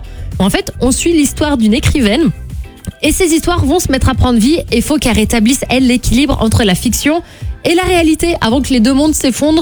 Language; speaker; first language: French; native; French